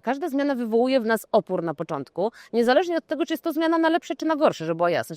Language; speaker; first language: Polish; native; Polish